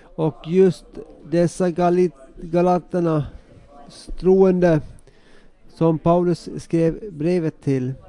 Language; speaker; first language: Swedish; non-native, local second language; Finnish